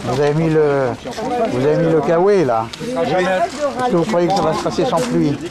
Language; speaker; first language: French; native; French